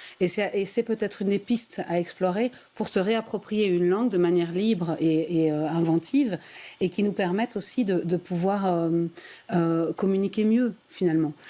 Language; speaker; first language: French; native; French